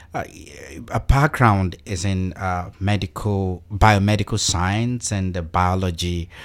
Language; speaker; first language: English; non-native, local second language; Yoruba